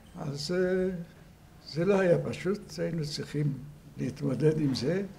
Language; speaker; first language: Hebrew; non-native, fluent; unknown